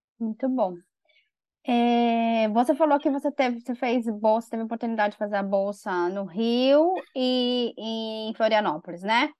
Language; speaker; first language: Portuguese; native; Portuguese